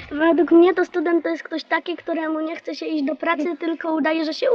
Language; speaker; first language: Polish; native; Polish